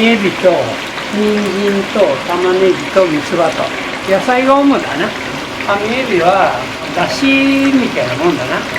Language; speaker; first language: Japanese; native; Japanese